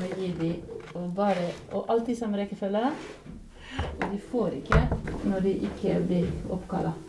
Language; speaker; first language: Norwegian; non-native, fluent; French